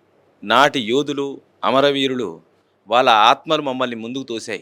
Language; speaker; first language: Telugu; native; Telugu